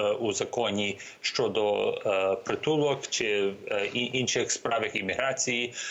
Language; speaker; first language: Ukrainian; early bilingual, heritage; Ukrainian